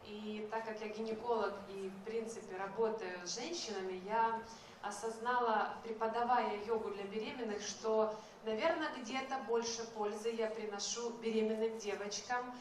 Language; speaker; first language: Russian; native; Russian